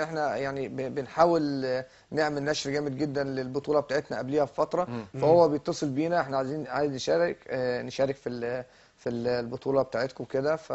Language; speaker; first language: Arabic; native; Arabic